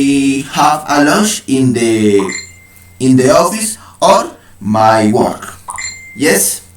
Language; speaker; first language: English; non-native, learner; Spanish